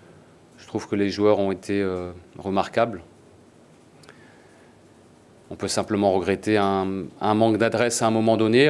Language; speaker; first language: French; native; French